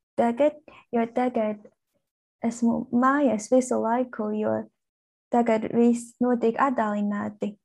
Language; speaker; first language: Latvian; non-native, learner; Chinese